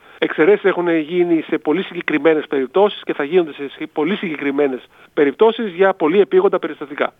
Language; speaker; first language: Greek; native; Greek